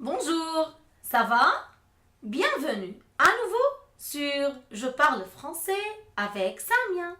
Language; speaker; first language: French; non-native, fluent; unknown